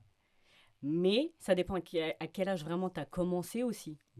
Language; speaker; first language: French; early bilingual, other home language; Fula